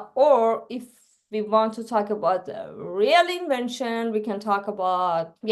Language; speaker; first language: English; non-native, learner; Persian